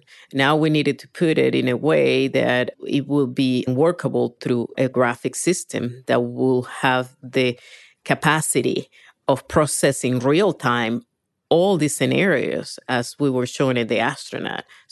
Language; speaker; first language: English; non-native, fluent; Spanish